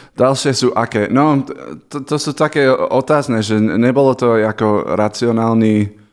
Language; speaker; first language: Slovak; non-native, fluent; English